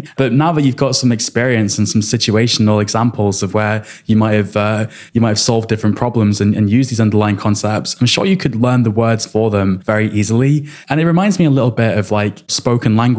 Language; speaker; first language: English; native; English